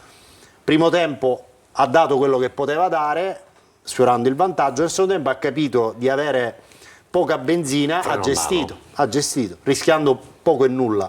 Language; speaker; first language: Italian; native; Italian